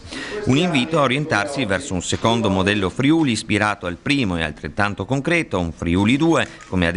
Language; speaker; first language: Italian; native; Italian